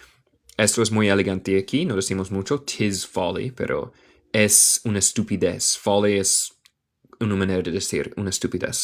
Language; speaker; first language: Spanish; non-native, learner; English